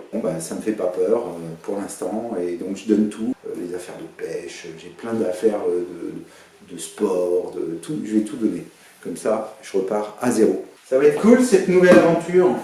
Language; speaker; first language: French; native; French